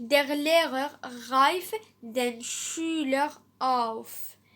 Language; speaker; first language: German; non-native, learner; Arabic